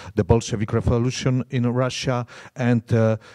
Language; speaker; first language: English; non-native, fluent; Polish